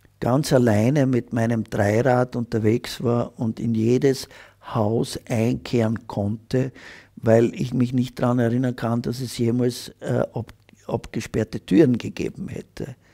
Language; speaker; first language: German; native; German